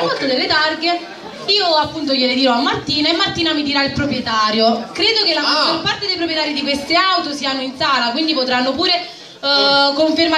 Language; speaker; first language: Italian; native; Italian